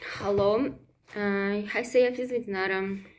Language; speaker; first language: German; non-native, fluent; Russian